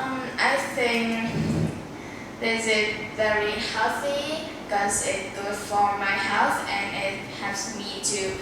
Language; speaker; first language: English; non-native, learner; Vietnamese